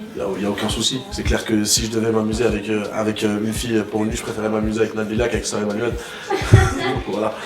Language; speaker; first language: French; native; French